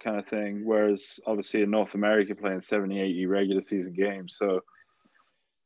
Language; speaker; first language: English; native; English